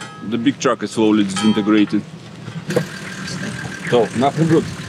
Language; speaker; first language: English; non-native, fluent; Russian